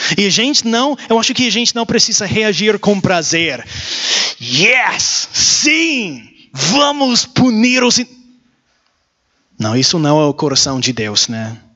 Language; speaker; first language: Portuguese; non-native, learner; English